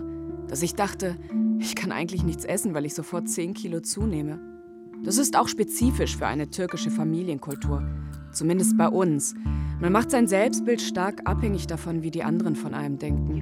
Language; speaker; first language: German; early bilingual, other home language; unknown